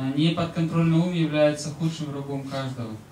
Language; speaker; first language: Russian; native; Russian